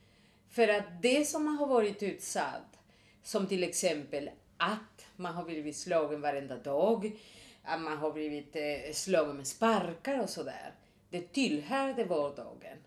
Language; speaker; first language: Swedish; non-native, fluent; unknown